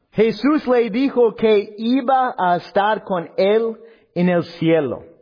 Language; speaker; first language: Spanish; non-native, learner; English